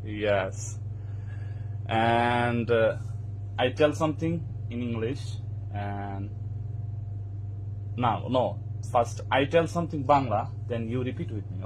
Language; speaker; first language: English; non-native, learner; Bangla